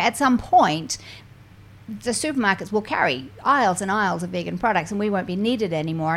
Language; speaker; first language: English; native; English